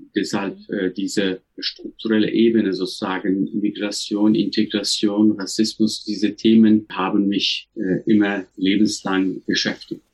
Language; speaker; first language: German; non-native, fluent; Turkish